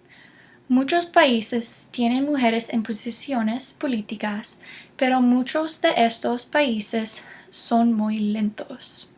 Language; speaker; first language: Spanish; non-native, learner; English